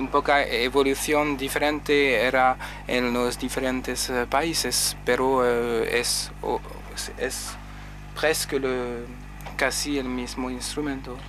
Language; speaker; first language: Spanish; non-native, learner; French